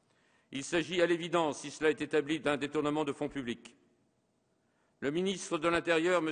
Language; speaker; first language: French; native; French